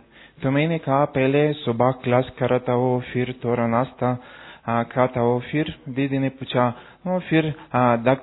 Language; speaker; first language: Hindi; non-native, learner; Russian